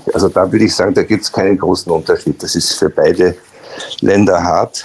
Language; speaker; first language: German; native; German